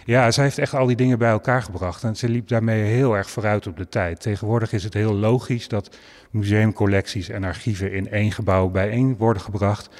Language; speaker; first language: Dutch; native; Dutch